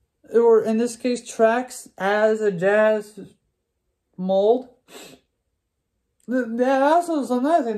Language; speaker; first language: English; native; English